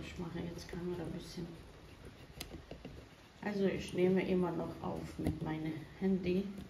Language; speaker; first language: German; non-native, fluent; Croatian